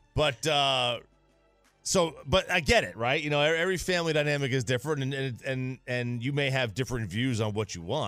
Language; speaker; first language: English; native; English